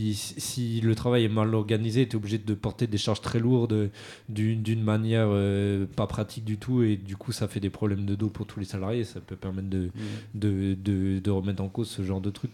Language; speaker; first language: French; native; French